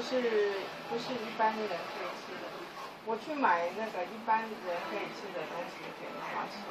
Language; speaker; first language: Chinese; native; Chinese